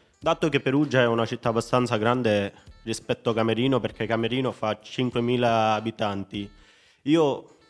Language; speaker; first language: Italian; non-native, fluent; Hindi